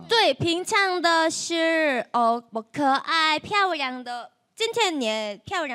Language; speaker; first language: Chinese; non-native, learner; Korean